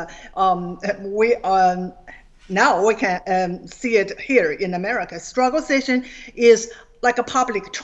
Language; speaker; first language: English; non-native, fluent; Chinese